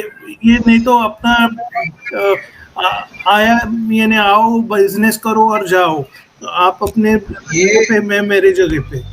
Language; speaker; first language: Hindi; native; Hindi